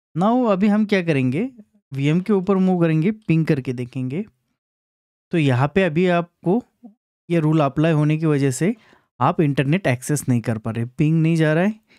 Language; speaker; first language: Hindi; non-native, local second language; Marathi